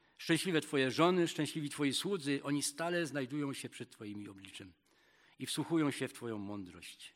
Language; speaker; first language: Polish; native; Polish